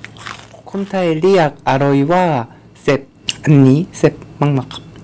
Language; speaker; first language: Thai; non-native, learner; Korean